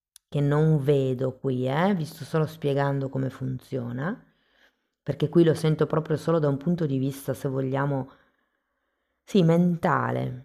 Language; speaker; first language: Italian; native; Italian